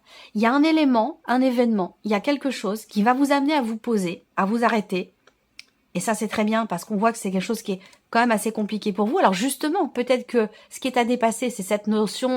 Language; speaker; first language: French; native; French